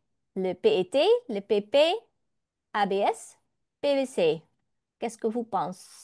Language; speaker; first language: French; non-native, learner; Dutch